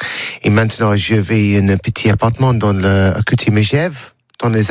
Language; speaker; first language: French; non-native, learner; English